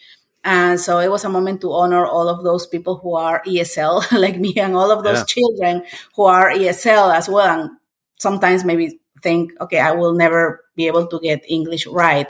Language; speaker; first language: English; non-native, fluent; Spanish